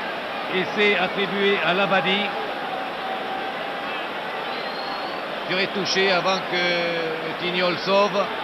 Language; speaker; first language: French; native; French